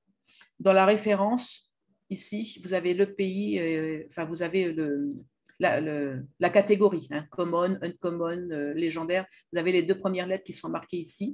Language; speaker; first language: French; native; French